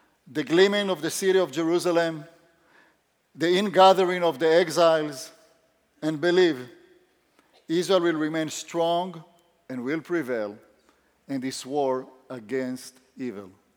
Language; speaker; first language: English; non-native, fluent; Hebrew